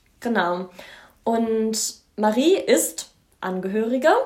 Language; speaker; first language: German; native; German